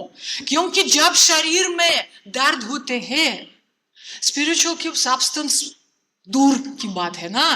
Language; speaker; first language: Hindi; non-native, fluent; Russian